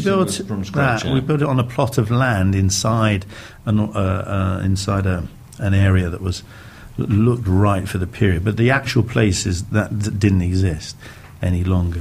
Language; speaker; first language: English; native; English